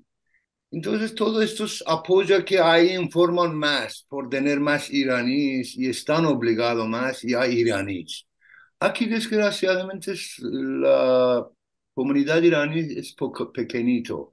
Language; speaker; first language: Spanish; non-native, learner; Persian